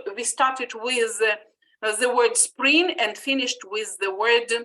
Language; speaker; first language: English; non-native, fluent; Ukrainian